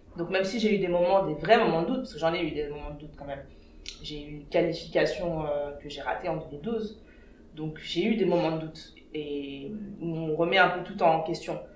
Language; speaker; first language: French; early bilingual, other home language; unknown